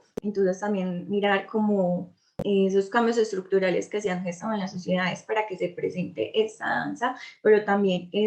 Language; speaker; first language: Spanish; native; Spanish